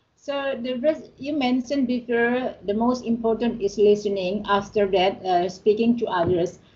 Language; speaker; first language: English; non-native, learner; Indonesian